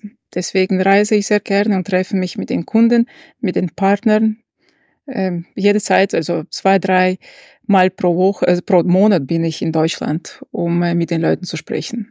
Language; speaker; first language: German; non-native, fluent; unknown